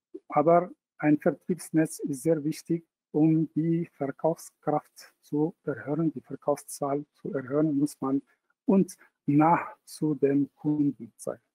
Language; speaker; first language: German; non-native, fluent; Arabic